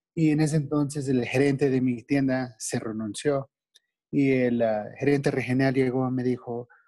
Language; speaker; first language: Spanish; non-native, fluent; English